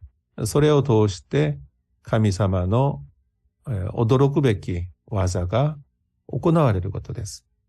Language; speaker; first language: Japanese; non-native, fluent; Korean